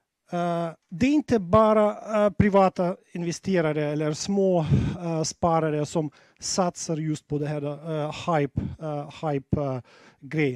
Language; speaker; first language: Swedish; non-native, fluent; Russian